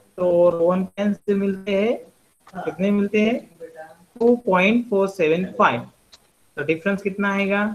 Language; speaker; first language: Hindi; non-native, local second language; Marathi